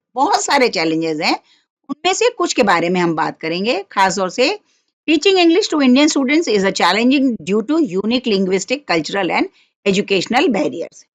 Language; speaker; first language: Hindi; non-native, local second language; Marathi